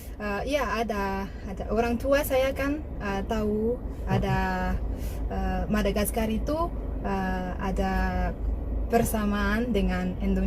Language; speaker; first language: Indonesian; non-native, learner; Malagasy